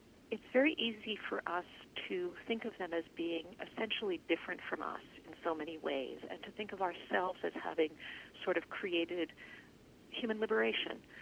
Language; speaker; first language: English; native; English